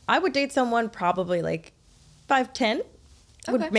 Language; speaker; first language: English; native; English